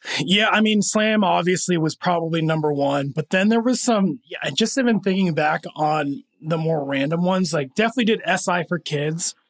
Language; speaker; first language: English; early bilingual, other home language; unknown